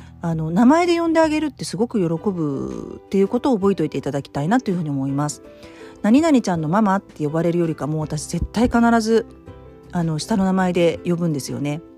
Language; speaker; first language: Japanese; native; Japanese